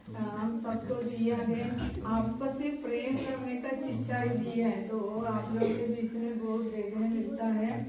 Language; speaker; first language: Hindi; non-native, local second language; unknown